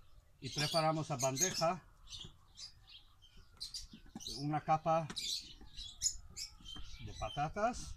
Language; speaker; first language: Spanish; non-native, learner; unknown